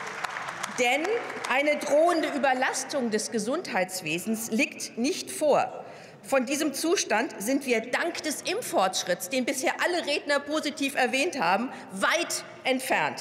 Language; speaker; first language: German; native; German